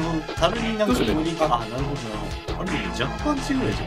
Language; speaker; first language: Japanese; native; Japanese